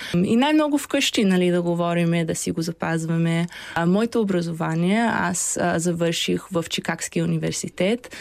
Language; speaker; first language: Bulgarian; early bilingual, heritage; Bulgarian